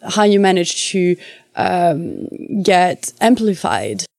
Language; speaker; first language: English; non-native, fluent; French